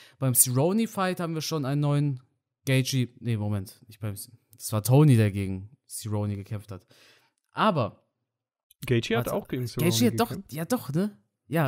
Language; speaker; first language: German; native; German